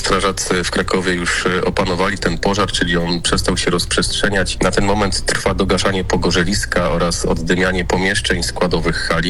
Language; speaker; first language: Polish; native; Polish